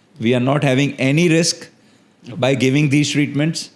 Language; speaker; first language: English; non-native, local second language; Gujarati